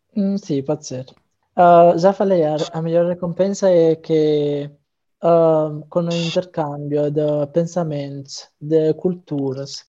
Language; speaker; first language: Portuguese; non-native, fluent; Italian